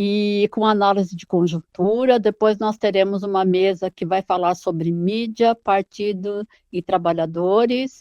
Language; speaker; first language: Portuguese; native; Portuguese